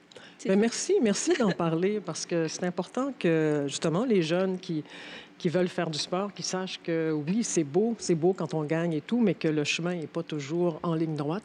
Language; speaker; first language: French; native; French